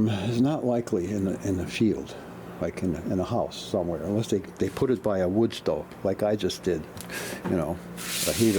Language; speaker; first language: English; native; English